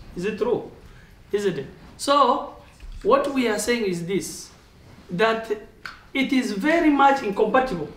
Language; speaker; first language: English; non-native, local second language; Oromo